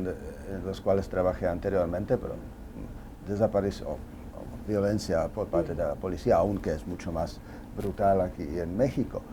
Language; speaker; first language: Spanish; non-native, fluent; Czech